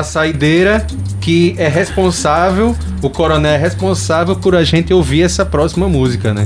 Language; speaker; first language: Portuguese; non-native, learner; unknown